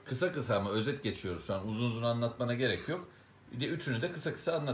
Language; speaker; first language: Turkish; native; Turkish